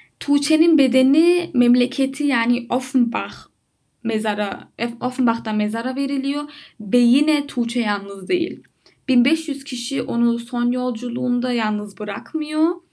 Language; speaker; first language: Turkish; early bilingual, heritage; Turkish